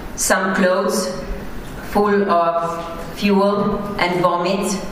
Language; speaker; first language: English; non-native, fluent; Italian